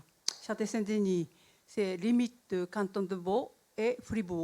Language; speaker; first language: French; non-native, learner; Japanese